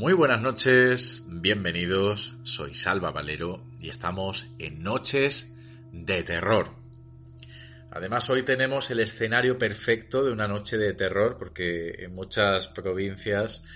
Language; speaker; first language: Spanish; native; Spanish